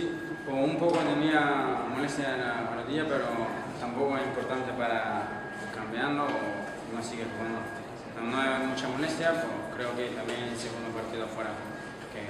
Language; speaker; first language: Spanish; non-native, learner; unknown